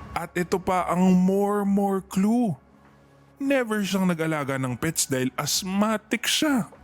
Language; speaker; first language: Filipino; native; Filipino